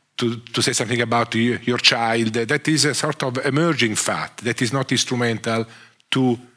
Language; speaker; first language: English; non-native, fluent; Italian